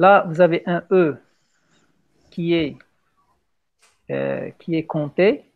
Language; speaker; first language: French; non-native, local second language; Arabic